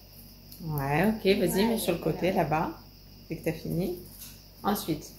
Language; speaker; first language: French; native; French